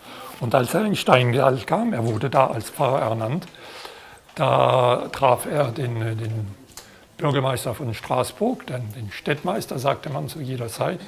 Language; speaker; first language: German; non-native, fluent; French